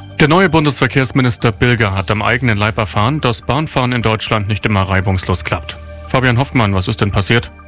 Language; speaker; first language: German; native; German